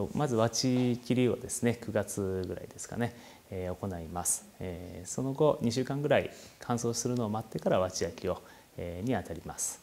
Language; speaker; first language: Japanese; native; Japanese